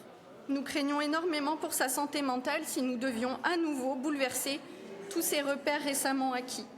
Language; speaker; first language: French; native; French